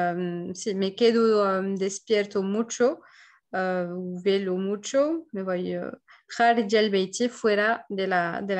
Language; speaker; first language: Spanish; non-native, learner; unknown